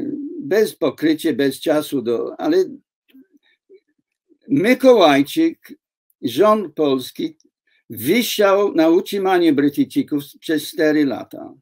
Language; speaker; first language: Polish; non-native, fluent; English